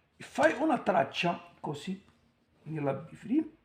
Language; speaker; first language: Italian; non-native, learner; Arabic